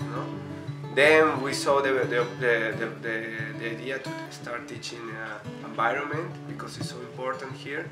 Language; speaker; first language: English; non-native, fluent; Spanish